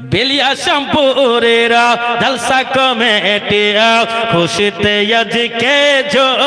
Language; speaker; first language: Bangla; non-native, fluent; Urdu